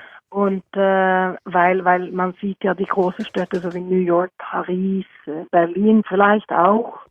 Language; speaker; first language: German; non-native, fluent; Norwegian